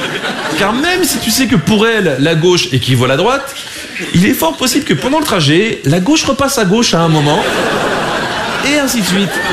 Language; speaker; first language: French; native; French